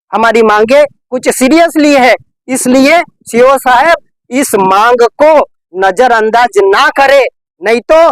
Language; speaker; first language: Hindi; non-native, local second language; Marathi